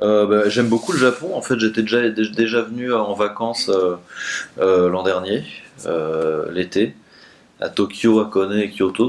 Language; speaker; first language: French; native; French